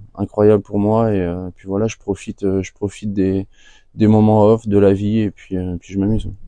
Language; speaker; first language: French; native; French